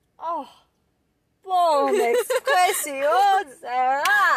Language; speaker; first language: French; non-native, learner; English